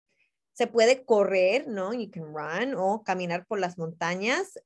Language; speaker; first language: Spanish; non-native, fluent; English